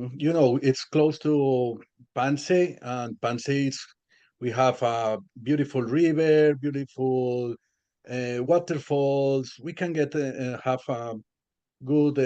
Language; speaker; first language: English; non-native, learner; Spanish